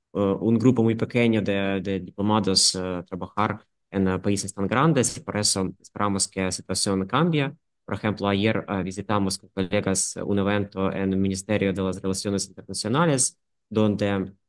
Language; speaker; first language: Spanish; non-native, fluent; Ukrainian